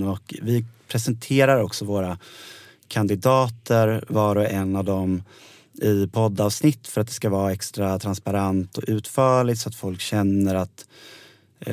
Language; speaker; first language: Swedish; native; Swedish